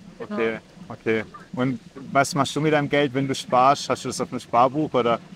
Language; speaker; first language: German; native; German